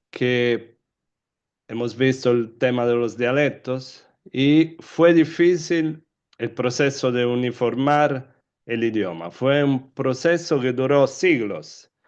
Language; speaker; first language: Spanish; non-native, fluent; Italian